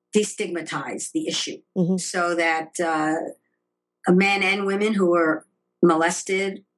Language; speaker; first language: English; native; English